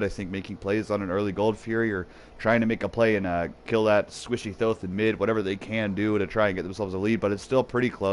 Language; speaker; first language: English; native; English